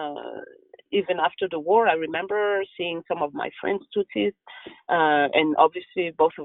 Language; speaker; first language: English; non-native, local second language; Kinyarwanda